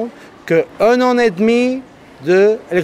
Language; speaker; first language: French; non-native, learner; Arabic